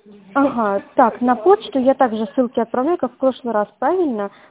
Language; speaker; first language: Russian; native; Russian